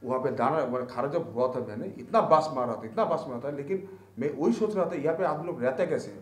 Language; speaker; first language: Hindi; non-native, local second language; Bangla